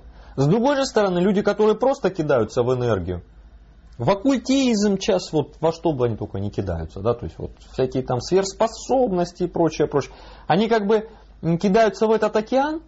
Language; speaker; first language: Russian; native; Russian